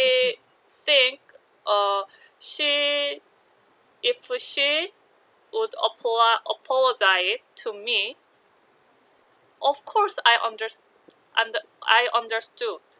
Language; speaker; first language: English; non-native, learner; Korean